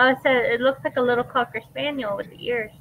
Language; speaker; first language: English; native; English